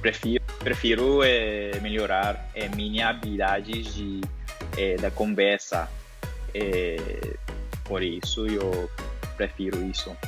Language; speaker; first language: Portuguese; non-native, learner; Spanish